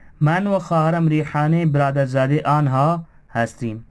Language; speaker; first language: Persian; non-native, fluent; Urdu